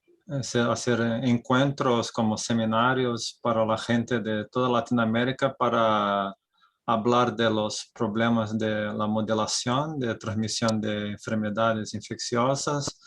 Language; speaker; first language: Spanish; non-native, fluent; Portuguese